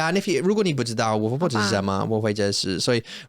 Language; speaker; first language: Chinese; non-native, learner; English